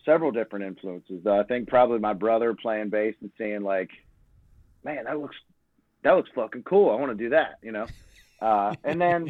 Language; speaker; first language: English; native; English